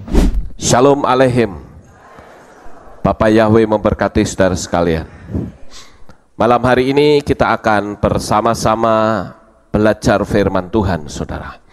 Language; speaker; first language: Indonesian; native; Indonesian